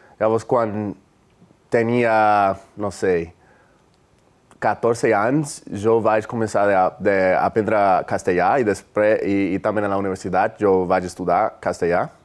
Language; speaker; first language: Catalan; non-native, learner; English